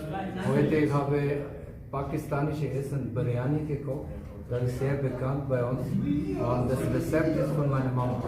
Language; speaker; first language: German; non-native, learner; Urdu